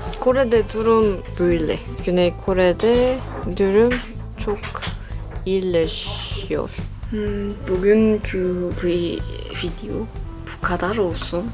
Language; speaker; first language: Turkish; non-native, learner; Korean